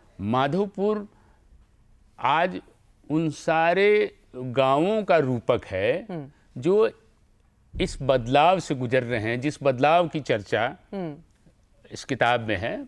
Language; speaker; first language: Hindi; native; Hindi